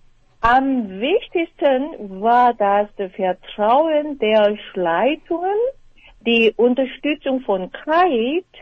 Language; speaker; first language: German; non-native, fluent; Korean